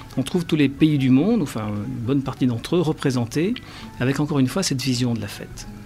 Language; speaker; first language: French; native; French